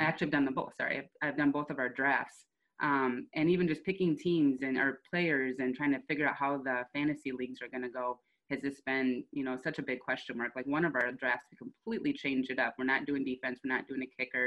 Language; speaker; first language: English; native; English